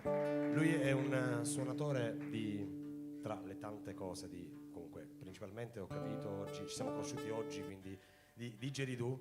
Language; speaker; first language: Italian; native; Italian